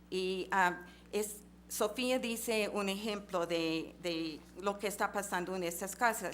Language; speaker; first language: Spanish; non-native, fluent; English